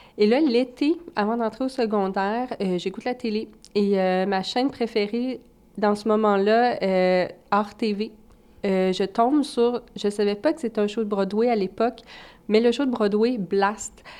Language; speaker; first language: French; native; French